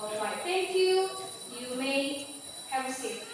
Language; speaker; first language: English; non-native, learner; Indonesian